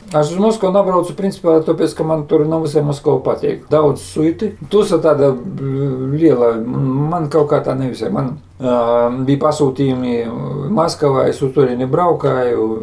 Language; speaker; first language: Latvian; native; Latvian